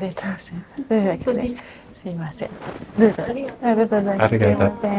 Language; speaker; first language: Japanese; non-native, fluent; Indonesian